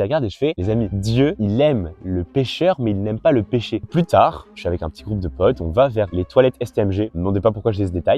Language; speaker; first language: French; native; French